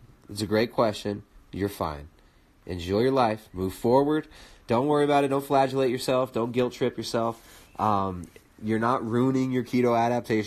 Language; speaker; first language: English; native; English